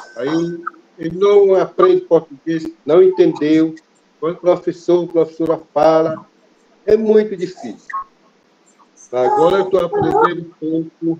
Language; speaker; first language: Portuguese; non-native, local second language; Kayapó